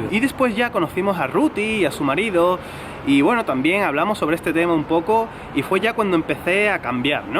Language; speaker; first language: Spanish; native; Spanish